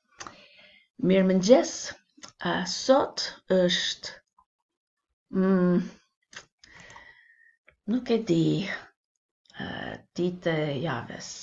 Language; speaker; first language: Albanian; non-native, learner; English